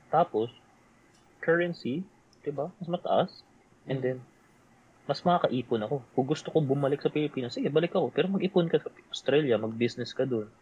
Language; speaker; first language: Filipino; native; Filipino